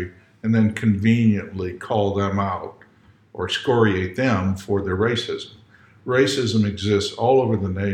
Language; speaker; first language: English; native; English